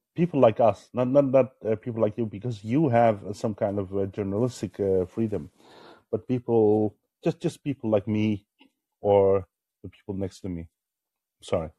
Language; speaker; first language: English; non-native, fluent; Dutch